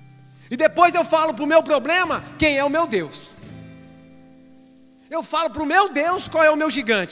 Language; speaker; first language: Portuguese; native; Portuguese